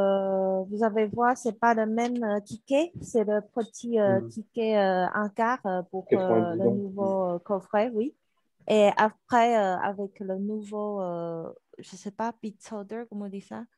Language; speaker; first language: French; non-native, learner; Chinese